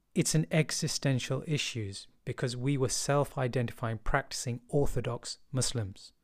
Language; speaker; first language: English; early bilingual, other home language; Hindi